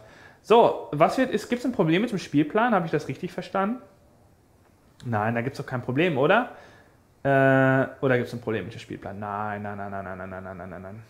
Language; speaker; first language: German; native; German